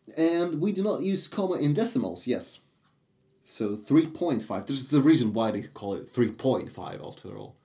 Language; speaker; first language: English; non-native, fluent; Russian